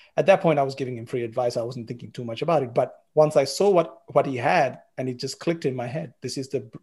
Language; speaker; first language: English; non-native, local second language; Sinhala